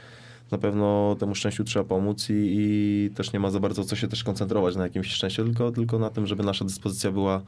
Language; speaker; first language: Polish; native; Polish